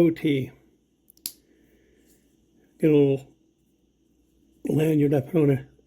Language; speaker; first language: English; native; English